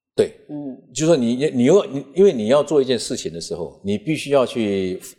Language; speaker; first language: Chinese; native; Chinese